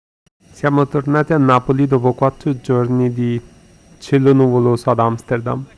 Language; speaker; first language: Italian; non-native, learner; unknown